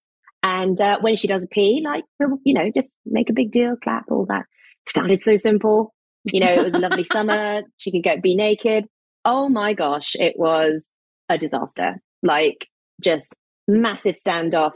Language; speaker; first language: English; native; English